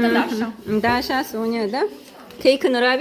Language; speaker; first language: Russian; non-native, fluent; Korean